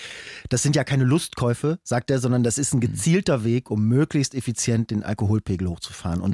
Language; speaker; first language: German; native; German